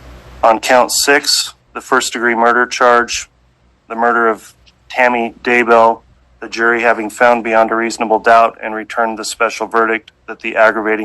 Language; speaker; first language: English; native; English